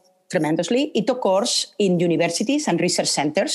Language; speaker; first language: English; non-native, fluent; Spanish